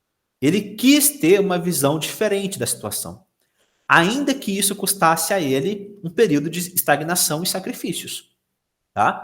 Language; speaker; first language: Portuguese; native; Portuguese